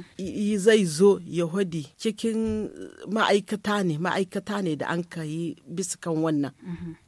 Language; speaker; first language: Hausa; native; Hausa